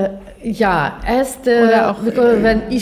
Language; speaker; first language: German; non-native, learner; Ukrainian